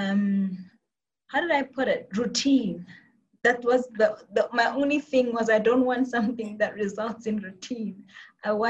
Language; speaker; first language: English; non-native, local second language; Tswana